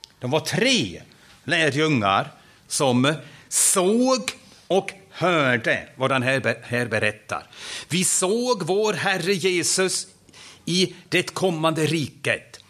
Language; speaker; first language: Swedish; non-native, fluent; German